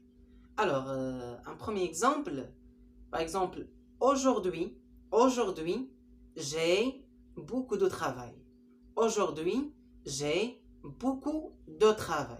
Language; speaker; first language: French; non-native, local second language; Arabic